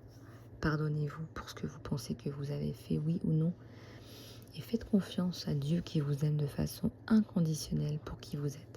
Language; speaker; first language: French; native; French